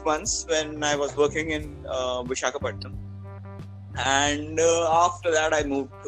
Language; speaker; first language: English; non-native, local second language; Telugu